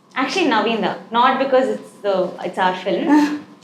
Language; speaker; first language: Tamil; non-native, learner; Telugu